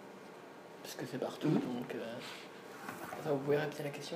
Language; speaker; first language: French; non-native, fluent; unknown